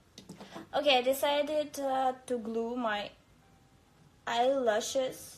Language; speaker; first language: English; non-native, learner; Russian